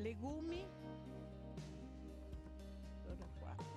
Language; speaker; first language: Italian; native; Italian